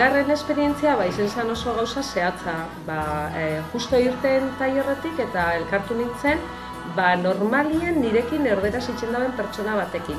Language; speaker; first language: Basque; native; Basque